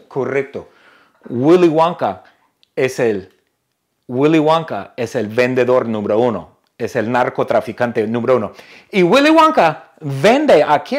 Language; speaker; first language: Spanish; non-native, fluent; English